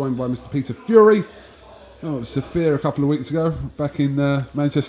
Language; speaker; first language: English; native; English